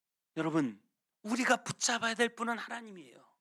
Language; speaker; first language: Korean; native; Korean